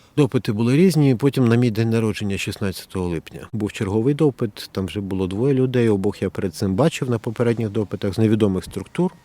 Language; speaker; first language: Ukrainian; native; Ukrainian